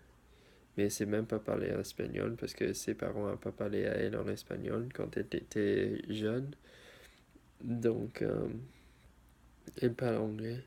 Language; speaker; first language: French; non-native, learner; English